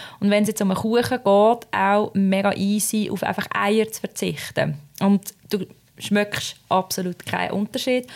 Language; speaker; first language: German; native; German